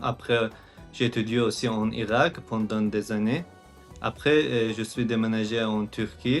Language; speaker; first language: French; non-native, learner; Azerbaijani